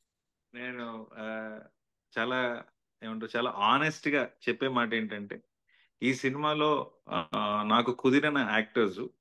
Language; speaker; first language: Telugu; native; Telugu